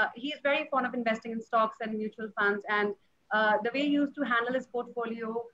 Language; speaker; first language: English; non-native, local second language; Punjabi